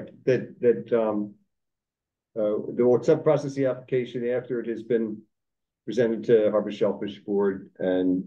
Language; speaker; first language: English; native; English